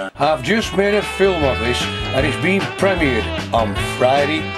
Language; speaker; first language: English; native; English